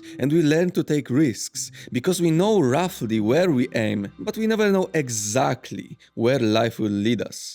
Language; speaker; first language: English; non-native, fluent; Polish